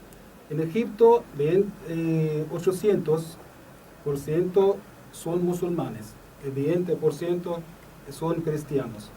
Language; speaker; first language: Spanish; non-native, learner; Arabic